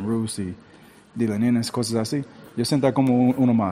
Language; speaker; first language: Spanish; early bilingual, heritage; English